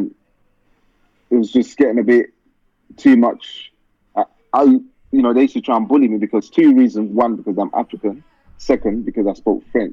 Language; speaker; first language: English; early bilingual, other home language; French